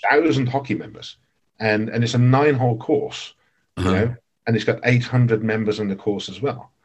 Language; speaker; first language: English; native; English